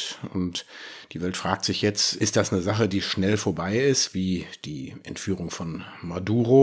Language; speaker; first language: German; native; German